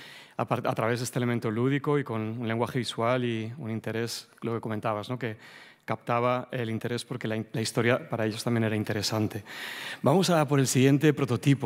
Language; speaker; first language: Spanish; native; Spanish